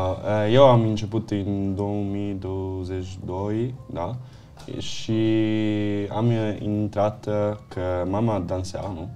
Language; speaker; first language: Romanian; early bilingual, heritage; Italian